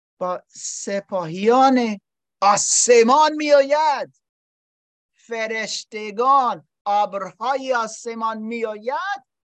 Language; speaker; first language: Persian; non-native, learner; English